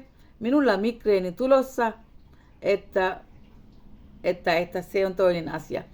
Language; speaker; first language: Finnish; non-native, learner; Hindi